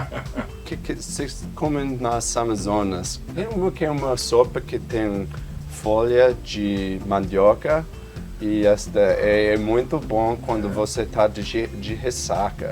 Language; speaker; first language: Portuguese; non-native, fluent; English